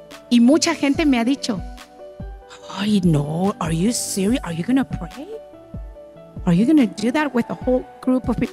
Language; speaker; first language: English; non-native, fluent; Spanish